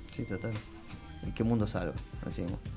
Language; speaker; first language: Spanish; native; Spanish